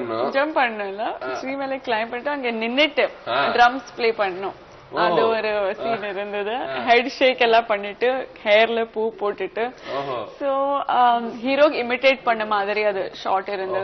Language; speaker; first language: Tamil; non-native, fluent; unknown